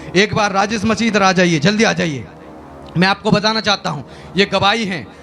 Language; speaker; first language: Hindi; native; Hindi